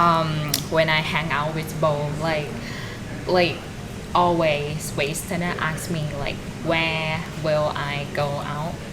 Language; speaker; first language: English; non-native, learner; Thai